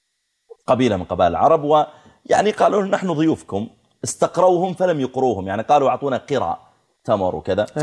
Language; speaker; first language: Arabic; native; Arabic